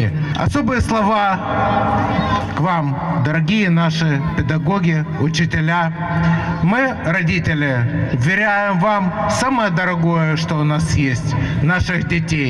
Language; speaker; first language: Russian; native; Russian